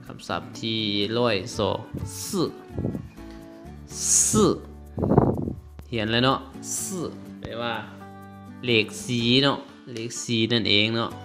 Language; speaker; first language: Chinese; non-native, fluent; Lao